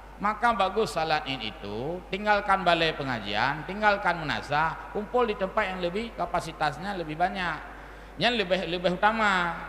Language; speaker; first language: Malay; non-native, local second language; Achinese